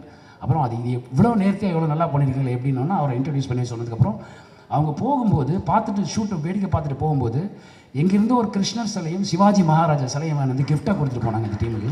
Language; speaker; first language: Tamil; native; Tamil